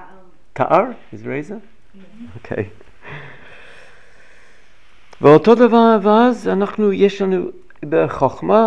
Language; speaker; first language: Hebrew; non-native, fluent; English